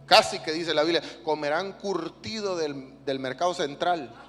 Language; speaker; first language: Spanish; native; Spanish